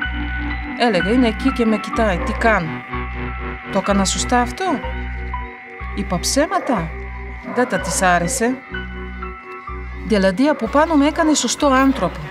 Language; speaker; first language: Greek; non-native, fluent; Bulgarian